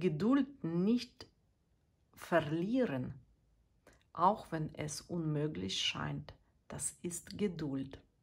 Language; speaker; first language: German; non-native, fluent; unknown